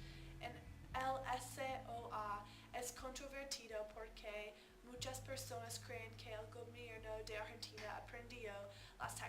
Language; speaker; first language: Spanish; non-native, learner; English